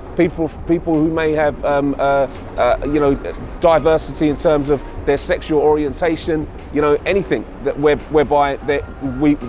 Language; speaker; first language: English; native; English